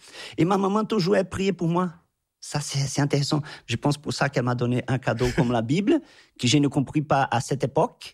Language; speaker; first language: French; non-native, fluent; Portuguese